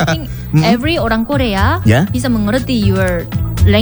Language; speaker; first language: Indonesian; non-native, learner; Korean